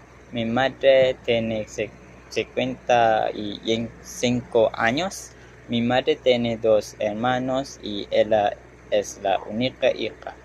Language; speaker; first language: Spanish; non-native, learner; Malay